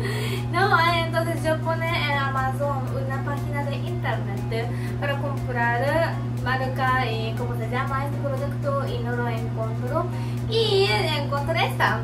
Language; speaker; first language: Spanish; non-native, learner; Japanese